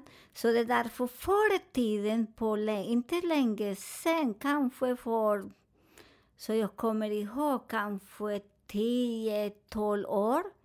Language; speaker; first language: Swedish; non-native, fluent; Spanish